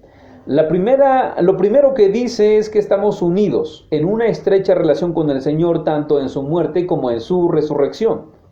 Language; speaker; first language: Spanish; native; Spanish